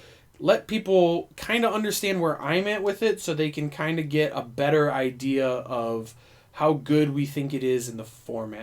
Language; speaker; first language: English; native; English